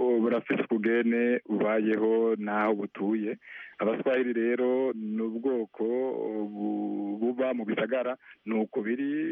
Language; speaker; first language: Rundi; non-native, local second language; Swahili